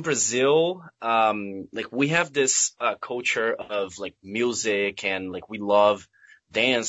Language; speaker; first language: English; non-native, fluent; Portuguese